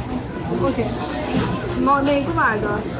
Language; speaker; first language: Korean; non-native, learner; Persian